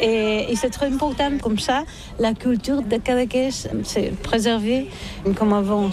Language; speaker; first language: French; non-native, learner; Catalan